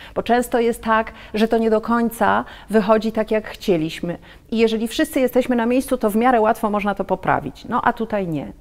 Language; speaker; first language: Polish; native; Polish